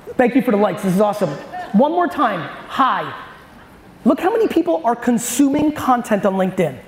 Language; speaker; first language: English; native; English